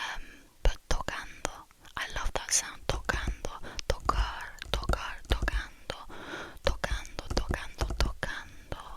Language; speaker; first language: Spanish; non-native, learner; English